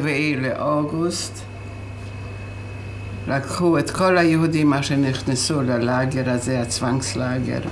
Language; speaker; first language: Hebrew; non-native, fluent; Polish